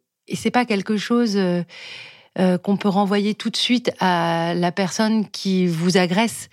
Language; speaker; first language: French; native; French